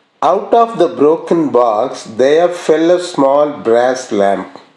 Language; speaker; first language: English; non-native, local second language; Tamil